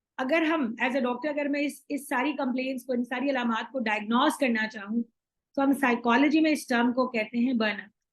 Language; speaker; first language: Urdu; native; Urdu